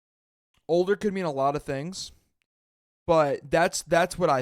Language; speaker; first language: English; native; English